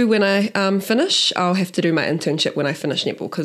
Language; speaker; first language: English; native; English